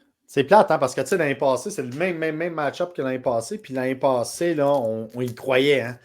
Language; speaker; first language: French; native; French